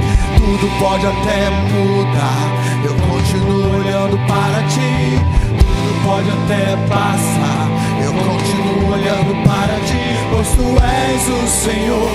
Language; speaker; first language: Portuguese; native; Portuguese